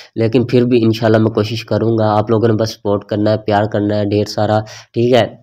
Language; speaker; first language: Urdu; non-native, local second language; Saraiki